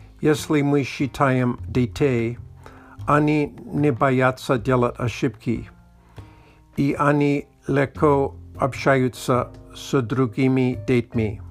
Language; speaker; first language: Russian; non-native, learner; English